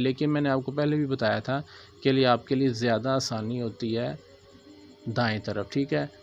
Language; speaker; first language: Urdu; native; Urdu